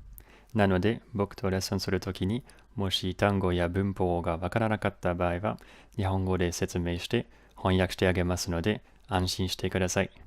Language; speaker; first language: Japanese; non-native, fluent; French